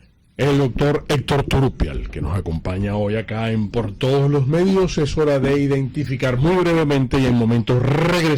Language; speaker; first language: Spanish; native; Spanish